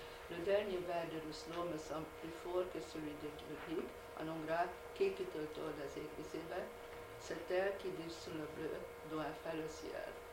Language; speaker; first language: French; non-native, fluent; Hungarian